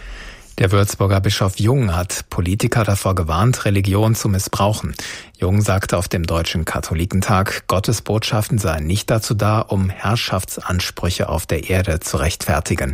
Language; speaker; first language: German; native; German